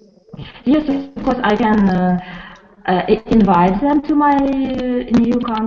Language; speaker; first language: English; non-native, learner; Russian